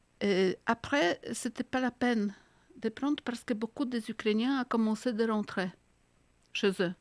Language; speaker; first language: French; non-native, fluent; Polish